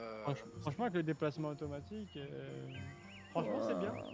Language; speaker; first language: French; native; French